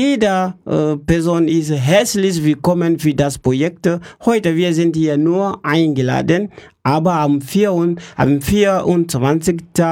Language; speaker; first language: German; non-native, learner; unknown